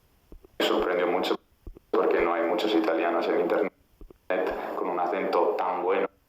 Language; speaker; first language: Spanish; non-native, fluent; Italian